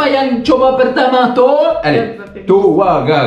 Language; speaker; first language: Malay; non-native, learner; Swiss German